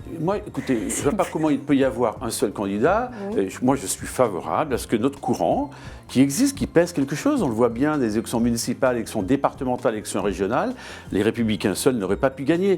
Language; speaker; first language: French; native; French